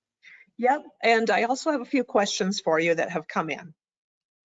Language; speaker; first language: English; native; English